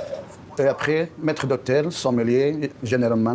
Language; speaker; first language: French; non-native, local second language; Arabic